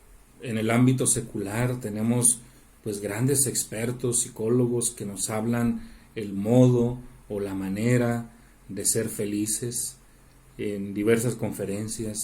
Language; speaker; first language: Spanish; native; Spanish